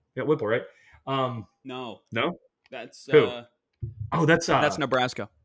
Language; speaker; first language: English; native; English